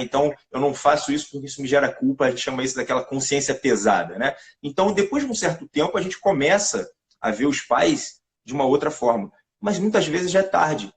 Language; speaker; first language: Portuguese; native; Portuguese